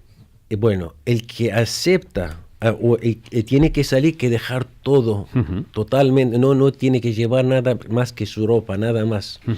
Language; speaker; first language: Spanish; non-native, fluent; Arabic